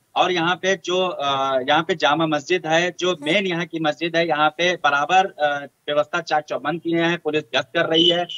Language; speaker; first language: Hindi; native; Hindi